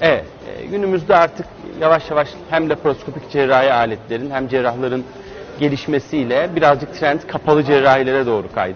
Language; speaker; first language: Turkish; native; Turkish